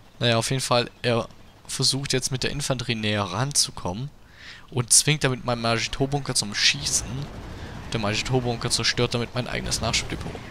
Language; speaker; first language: German; native; German